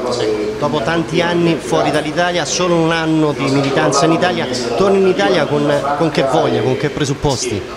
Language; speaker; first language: Italian; native; Italian